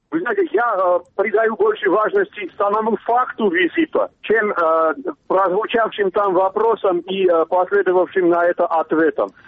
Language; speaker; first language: Russian; non-native, local second language; Armenian